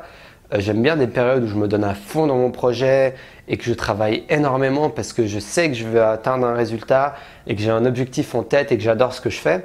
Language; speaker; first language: French; native; French